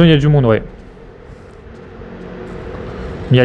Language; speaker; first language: French; native; French